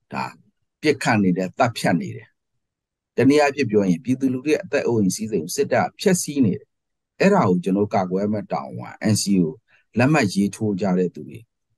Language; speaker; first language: Burmese; non-native, local second language; Pa'o Karen